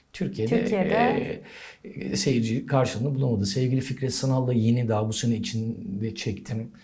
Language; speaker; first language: Turkish; native; Turkish